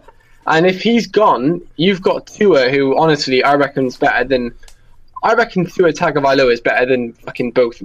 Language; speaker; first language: English; native; English